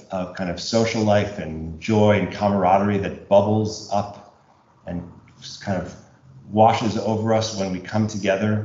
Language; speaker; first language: English; native; English